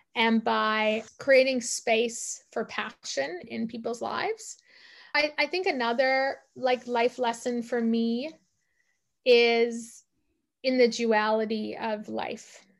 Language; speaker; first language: English; native; English